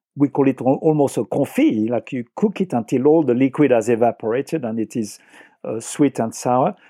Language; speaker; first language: English; non-native, fluent; French